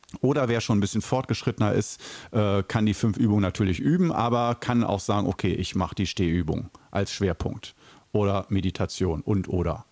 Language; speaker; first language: German; native; German